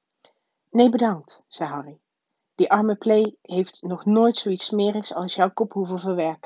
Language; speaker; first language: Dutch; native; Dutch